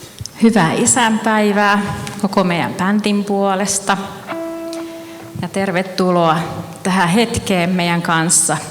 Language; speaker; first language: Finnish; native; Finnish